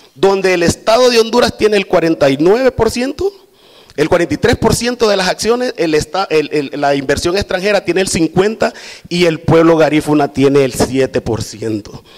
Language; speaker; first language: Spanish; native; Spanish